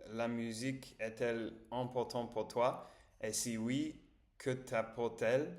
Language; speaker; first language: French; non-native, learner; Spanish